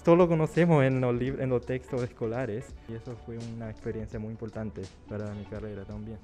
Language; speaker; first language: Spanish; early bilingual, other home language; Chinese